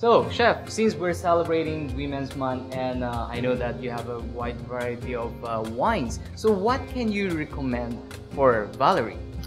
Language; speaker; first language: English; non-native, local second language; Filipino